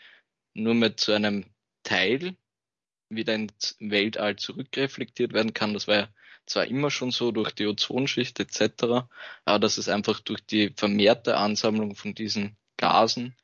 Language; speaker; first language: German; native; German